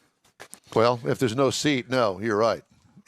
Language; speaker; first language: English; native; English